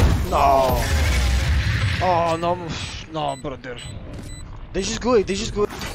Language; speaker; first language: English; non-native, fluent; French